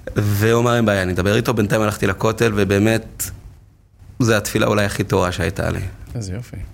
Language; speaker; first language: Hebrew; native; Hebrew